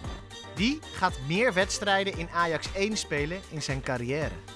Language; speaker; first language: Dutch; native; Dutch